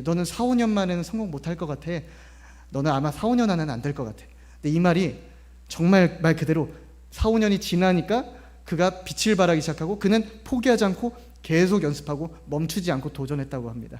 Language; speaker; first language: Korean; native; Korean